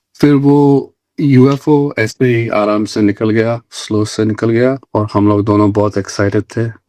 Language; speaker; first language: Hindi; non-native, local second language; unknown